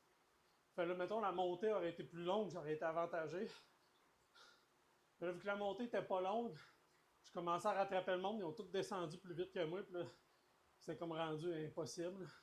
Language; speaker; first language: French; native; French